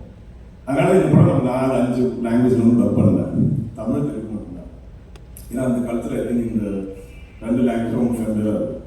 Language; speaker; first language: Tamil; non-native, fluent; Malayalam